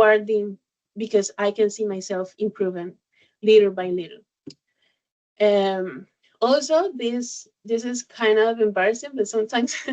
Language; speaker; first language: English; non-native, learner; Spanish